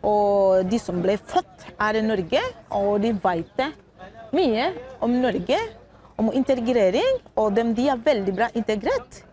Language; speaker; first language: Norwegian; non-native, fluent; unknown